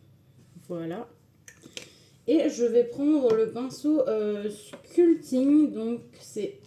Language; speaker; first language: French; native; French